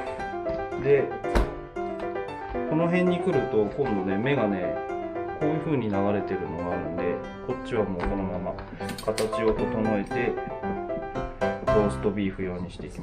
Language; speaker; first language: Japanese; native; Japanese